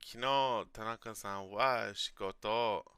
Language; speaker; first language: Japanese; non-native, learner; English